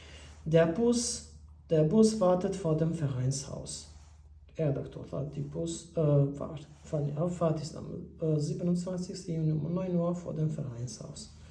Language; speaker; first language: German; non-native, fluent; Albanian